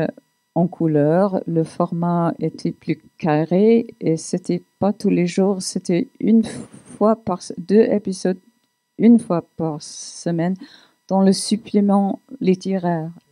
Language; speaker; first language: French; non-native, fluent; English